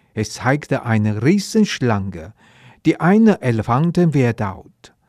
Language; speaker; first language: German; non-native, fluent; Chinese